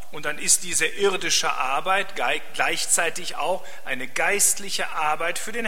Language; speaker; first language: German; native; German